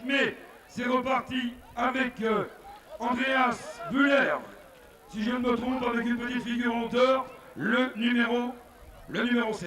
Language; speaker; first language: French; native; French